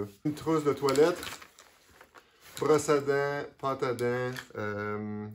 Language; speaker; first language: French; native; French